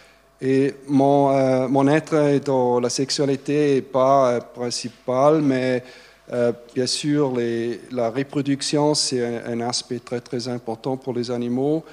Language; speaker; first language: French; non-native, fluent; German